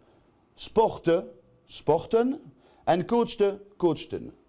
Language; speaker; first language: Dutch; non-native, local second language; French